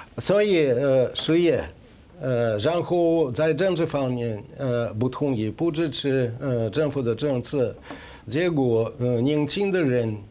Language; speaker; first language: Chinese; non-native, fluent; Russian